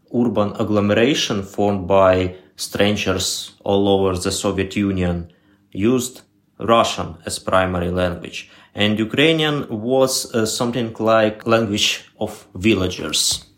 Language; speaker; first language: English; non-native, learner; Ukrainian